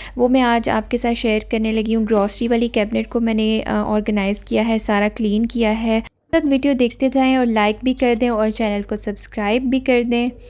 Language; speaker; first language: Urdu; native; Urdu